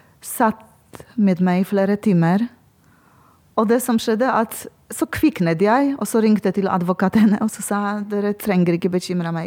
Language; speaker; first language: Norwegian; non-native, learner; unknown